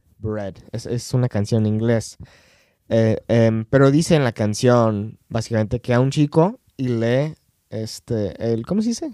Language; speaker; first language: Spanish; non-native, fluent; English